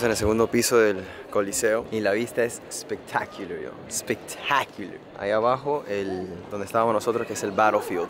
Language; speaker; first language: Spanish; early bilingual, heritage; Spanish